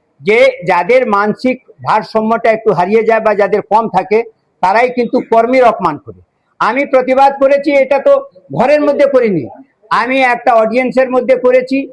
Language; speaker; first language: Bangla; non-native, local second language; Hindi